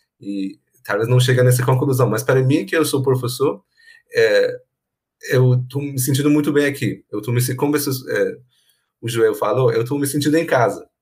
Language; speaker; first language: Portuguese; non-native, fluent; Persian